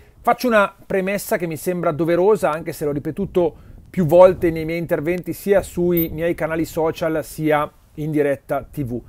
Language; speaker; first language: Italian; native; Italian